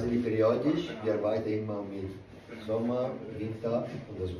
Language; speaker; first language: German; non-native, learner; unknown